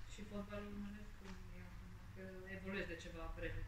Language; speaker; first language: Romanian; native; Romanian